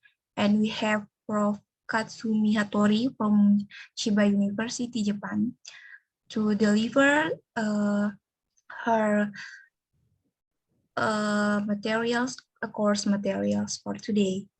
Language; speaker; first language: English; non-native, fluent; Indonesian